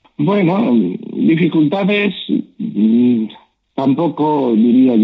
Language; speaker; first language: Spanish; native; Spanish